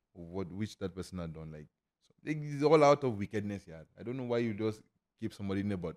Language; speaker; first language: English; non-native, local second language; Igbo